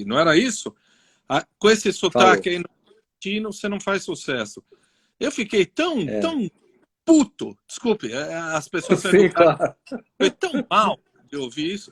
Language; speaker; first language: Portuguese; native; Portuguese